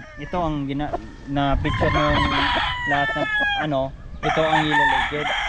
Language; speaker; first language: Filipino; native; Filipino